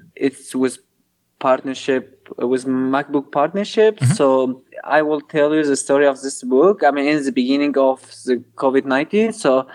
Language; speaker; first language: English; non-native, learner; Arabic